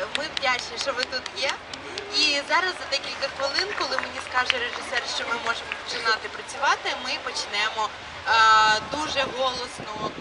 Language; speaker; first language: Ukrainian; native; Ukrainian